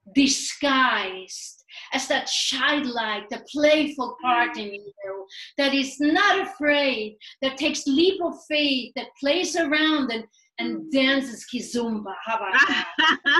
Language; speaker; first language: English; non-native, fluent; Swedish